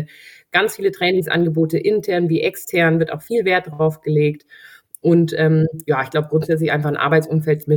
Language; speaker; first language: German; native; German